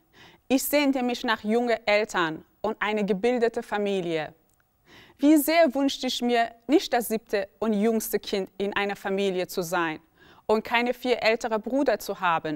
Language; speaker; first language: German; early bilingual, other home language; Persian